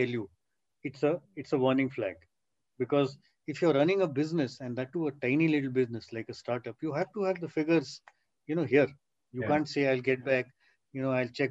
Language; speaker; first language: English; non-native, local second language; Hindi